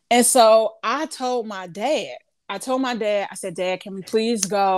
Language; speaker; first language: English; native; English